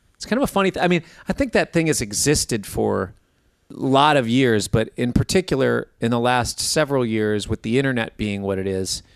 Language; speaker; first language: English; native; English